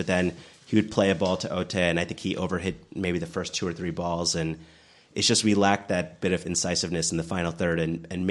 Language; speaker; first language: English; native; English